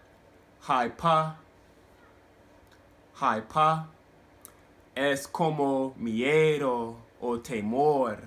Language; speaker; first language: Spanish; non-native, learner; English